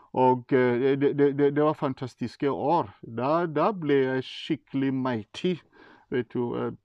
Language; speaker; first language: Norwegian; non-native, fluent; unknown